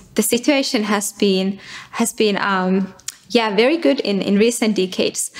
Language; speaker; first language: English; non-native, fluent; Finnish